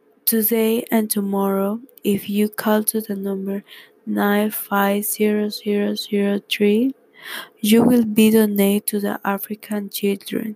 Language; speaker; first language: English; non-native, learner; Spanish